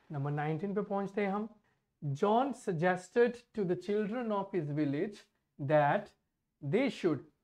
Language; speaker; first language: Hindi; non-native, local second language; Punjabi